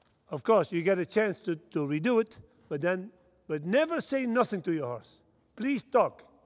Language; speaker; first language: English; non-native, fluent; Dutch